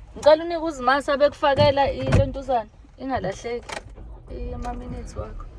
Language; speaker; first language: Zulu; non-native, local second language; Xhosa